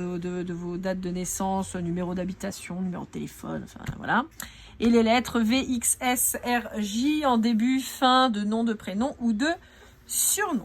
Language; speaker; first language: French; native; French